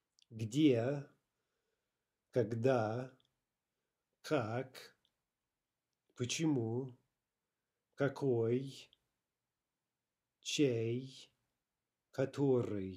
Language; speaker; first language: Russian; non-native, fluent; English